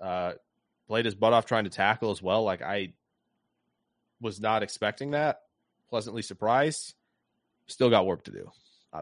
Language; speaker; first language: English; native; English